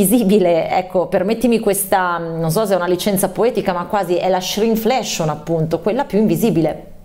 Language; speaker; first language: Italian; native; Italian